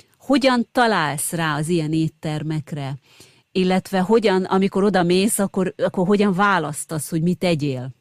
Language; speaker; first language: Hungarian; native; Hungarian